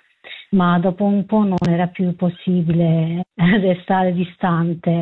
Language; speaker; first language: Italian; non-native, fluent; Kurdish